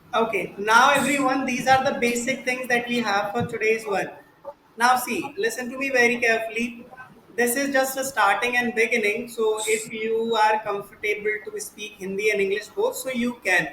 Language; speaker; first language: English; non-native, local second language; Hindi